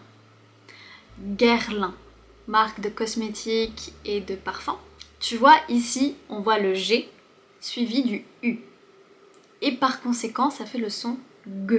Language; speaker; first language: French; native; French